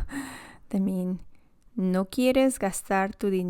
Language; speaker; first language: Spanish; non-native, fluent; English